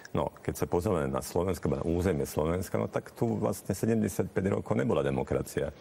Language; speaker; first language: Slovak; non-native, local second language; Hungarian